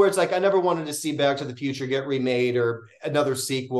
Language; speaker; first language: English; native; English